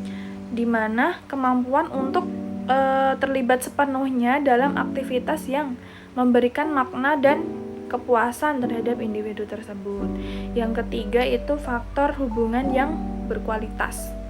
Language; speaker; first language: Indonesian; native; Indonesian